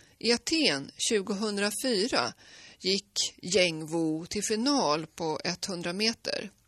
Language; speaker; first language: Swedish; native; Swedish